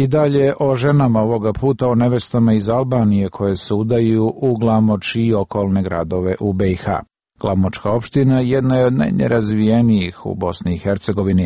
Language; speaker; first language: Serbian; native; Serbian